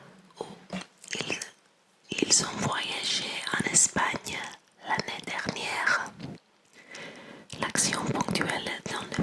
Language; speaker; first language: French; non-native, learner; English